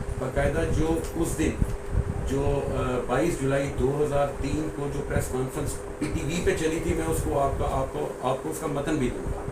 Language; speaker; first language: Urdu; early bilingual, heritage; Urdu